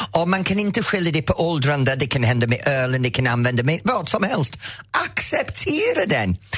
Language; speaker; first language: Swedish; non-native, fluent; English